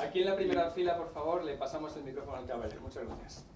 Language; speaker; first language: Spanish; native; Spanish